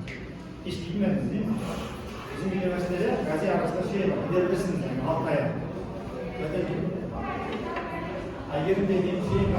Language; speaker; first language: Turkish; non-native, learner; Kazakh